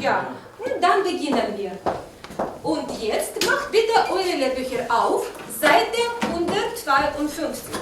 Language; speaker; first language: German; non-native, fluent; Russian